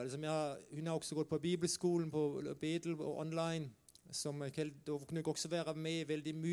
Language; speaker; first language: Norwegian; non-native, fluent; German